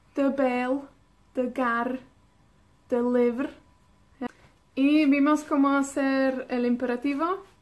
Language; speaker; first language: Spanish; non-native, fluent; Welsh